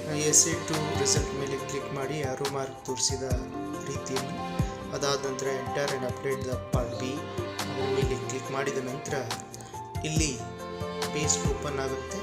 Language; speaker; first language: Kannada; native; Kannada